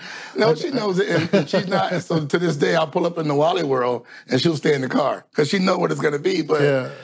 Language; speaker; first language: English; native; English